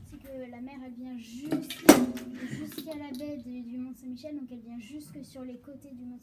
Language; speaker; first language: French; native; French